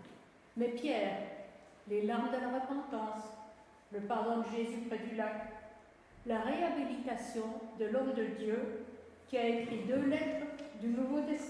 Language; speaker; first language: French; native; French